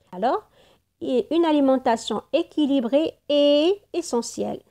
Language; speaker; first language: French; non-native, local second language; Arabic